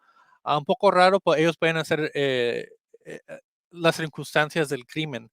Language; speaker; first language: Spanish; early bilingual, heritage; Spanish